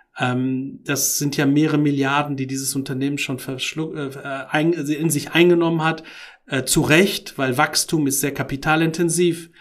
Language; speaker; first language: German; early bilingual, other home language; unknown